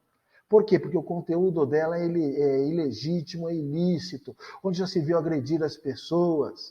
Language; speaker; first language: Portuguese; native; Portuguese